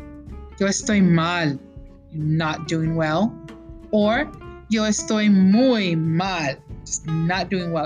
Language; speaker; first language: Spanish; non-native, fluent; English